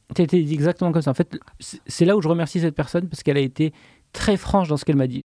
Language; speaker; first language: French; native; French